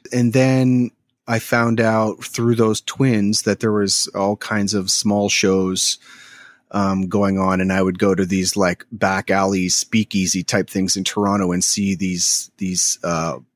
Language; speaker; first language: English; native; English